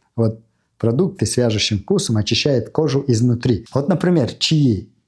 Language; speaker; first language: Russian; non-native, fluent; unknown